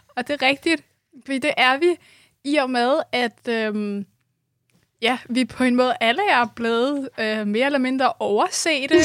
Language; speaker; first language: Danish; early bilingual, other home language; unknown